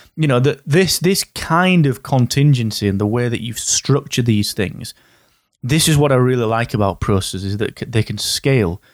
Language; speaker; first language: English; native; English